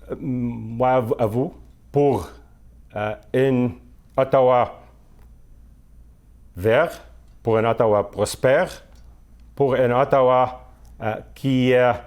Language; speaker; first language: French; non-native, fluent; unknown